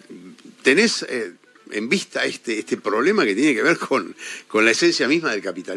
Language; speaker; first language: Spanish; native; Spanish